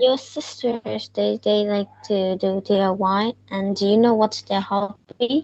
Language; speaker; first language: English; non-native, learner; Vietnamese